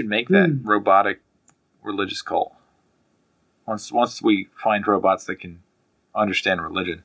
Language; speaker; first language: English; native; English